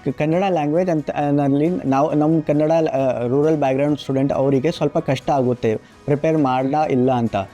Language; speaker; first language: Kannada; non-native, local second language; Urdu